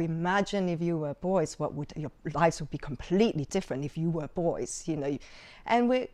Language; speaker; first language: English; early bilingual, other home language; Cantonese